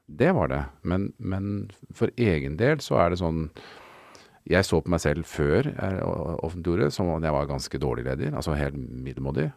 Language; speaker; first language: Norwegian; native; Norwegian